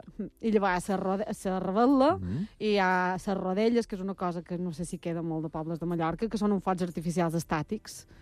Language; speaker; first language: Catalan; native; Catalan